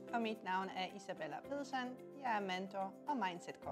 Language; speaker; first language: Danish; non-native, fluent; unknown